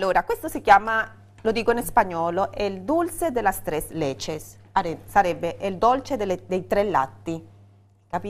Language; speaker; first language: Italian; non-native, fluent; Spanish